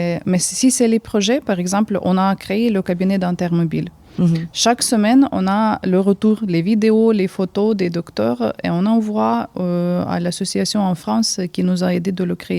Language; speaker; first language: French; early bilingual, heritage; Ukrainian